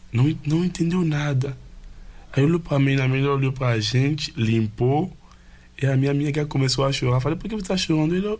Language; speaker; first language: Portuguese; non-native, fluent; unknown